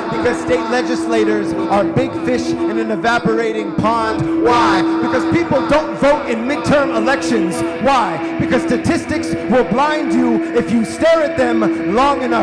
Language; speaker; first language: English; native; English